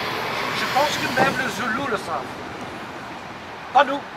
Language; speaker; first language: French; non-native, local second language; Dutch